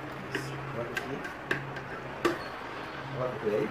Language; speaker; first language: Portuguese; native; Portuguese